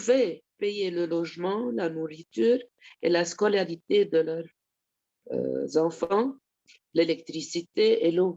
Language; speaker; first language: French; non-native, local second language; Arabic